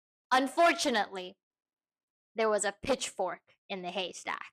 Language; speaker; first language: English; native; English